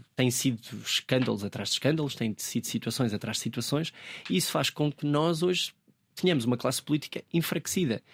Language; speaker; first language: Portuguese; native; Portuguese